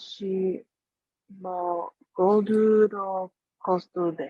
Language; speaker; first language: Japanese; non-native, learner; English